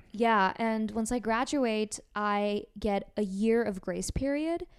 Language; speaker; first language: English; non-native, fluent; Korean